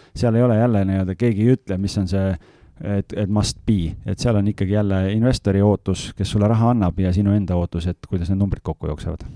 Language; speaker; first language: Estonian; native; Estonian